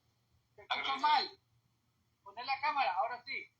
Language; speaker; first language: Spanish; native; Spanish